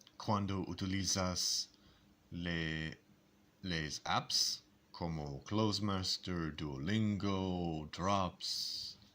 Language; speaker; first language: Spanish; non-native, learner; English